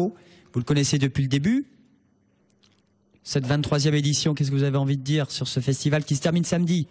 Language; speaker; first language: French; native; French